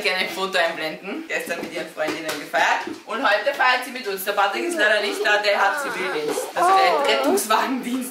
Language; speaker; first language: German; native; German